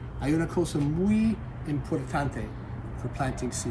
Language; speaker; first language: Spanish; non-native, learner; English